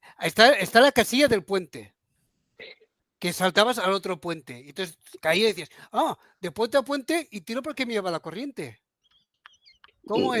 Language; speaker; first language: Spanish; native; Spanish